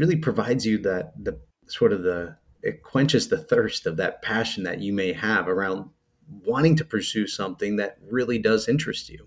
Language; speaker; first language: English; native; English